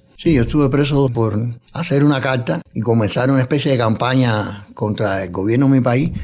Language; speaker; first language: Spanish; native; Spanish